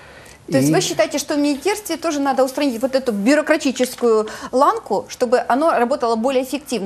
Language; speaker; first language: Russian; native; Russian